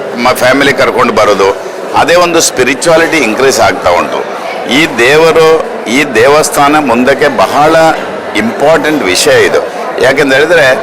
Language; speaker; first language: Kannada; native; Kannada